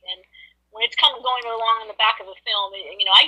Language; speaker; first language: English; native; English